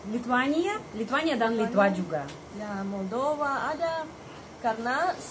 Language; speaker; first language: Indonesian; non-native, fluent; Russian